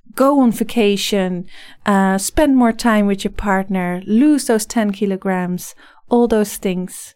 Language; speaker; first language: English; non-native, fluent; Dutch